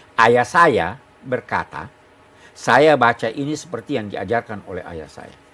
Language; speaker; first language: Indonesian; non-native, local second language; Buginese